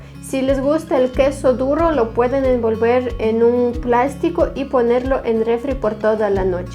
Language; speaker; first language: Spanish; non-native, fluent; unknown